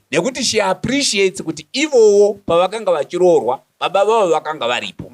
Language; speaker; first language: Shona; native; Shona